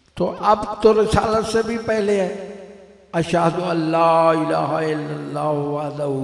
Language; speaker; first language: Urdu; native; Urdu